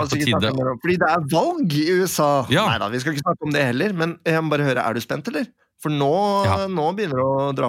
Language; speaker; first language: Norwegian; native; Norwegian